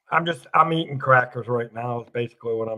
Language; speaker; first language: English; native; English